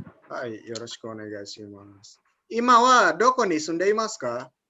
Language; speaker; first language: Japanese; non-native, fluent; Indonesian